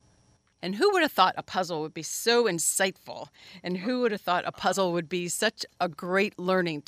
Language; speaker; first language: English; native; English